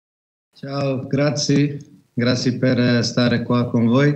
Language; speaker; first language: Italian; non-native, learner; Portuguese